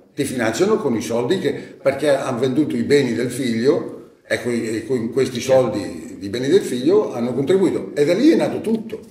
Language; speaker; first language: Italian; native; Italian